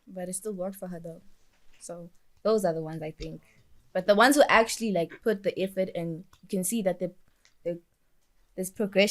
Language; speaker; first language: English; non-native, local second language; Swati